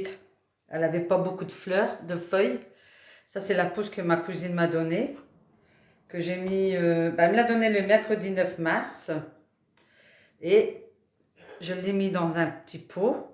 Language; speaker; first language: French; native; French